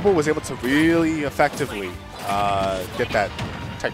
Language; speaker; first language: English; native; English